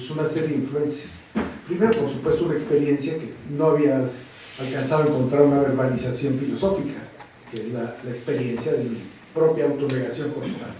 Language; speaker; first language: Spanish; native; Spanish